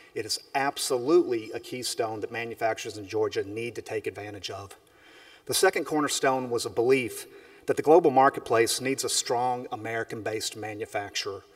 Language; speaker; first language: English; native; English